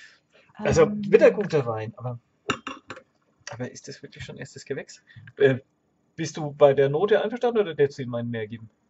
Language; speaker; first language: German; native; German